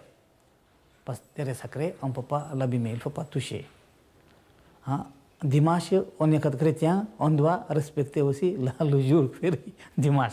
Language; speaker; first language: French; non-native, local second language; Malagasy